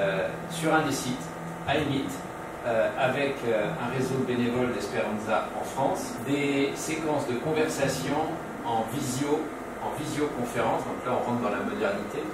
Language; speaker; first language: French; native; French